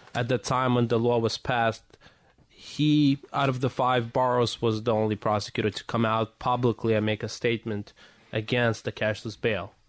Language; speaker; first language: English; early bilingual, other home language; Russian